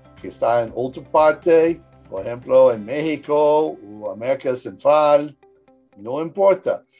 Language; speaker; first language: Spanish; early bilingual, heritage; English